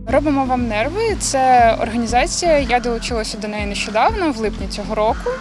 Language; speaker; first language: Ukrainian; non-native, local second language; Russian